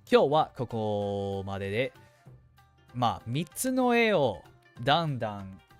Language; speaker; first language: Japanese; non-native, fluent; English